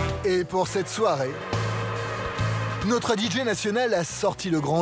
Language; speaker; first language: French; native; French